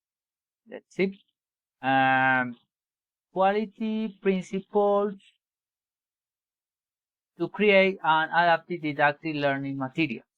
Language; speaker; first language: English; non-native, learner; Spanish